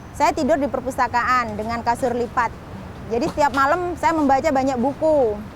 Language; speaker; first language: Indonesian; native; Indonesian